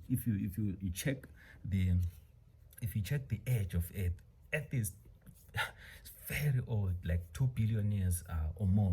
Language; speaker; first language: English; non-native, local second language; Xhosa